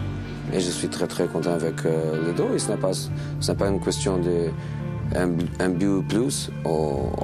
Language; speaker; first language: French; non-native, fluent; Portuguese